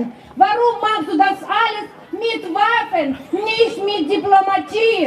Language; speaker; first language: German; non-native, fluent; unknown